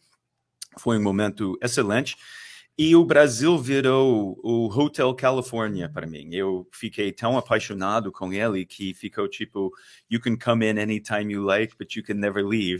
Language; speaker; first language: Portuguese; non-native, fluent; English